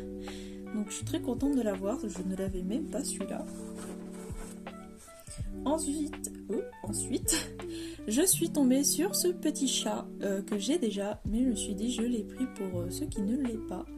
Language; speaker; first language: French; native; French